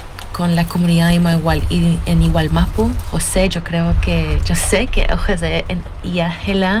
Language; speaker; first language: Spanish; early bilingual, heritage; Spanish